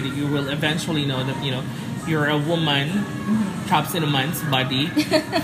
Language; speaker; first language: English; non-native, local second language; Cebuano